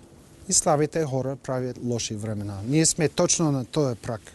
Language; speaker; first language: Bulgarian; non-native, fluent; English